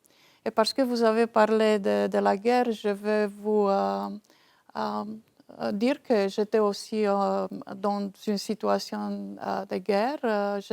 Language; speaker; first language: French; non-native, fluent; Romanian